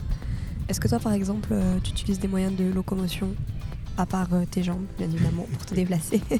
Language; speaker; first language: French; native; French